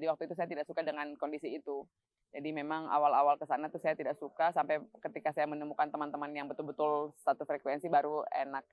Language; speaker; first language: Indonesian; native; Indonesian